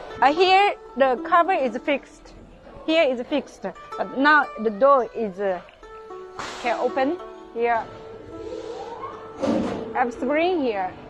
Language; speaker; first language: English; non-native, learner; Chinese